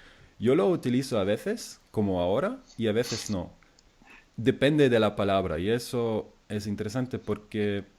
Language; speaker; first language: Spanish; non-native, fluent; German